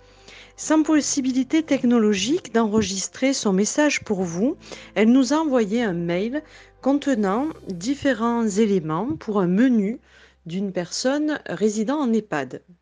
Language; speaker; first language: French; native; French